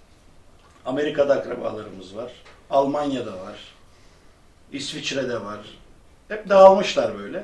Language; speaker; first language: Turkish; early bilingual, other home language; Albanian